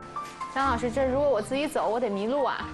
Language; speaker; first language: Chinese; native; Chinese